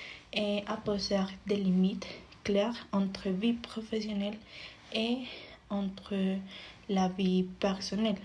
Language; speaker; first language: French; non-native, fluent; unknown